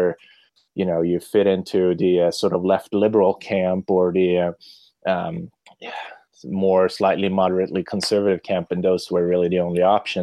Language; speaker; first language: English; non-native, fluent; Swedish